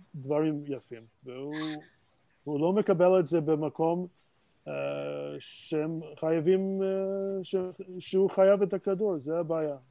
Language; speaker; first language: Hebrew; non-native, fluent; English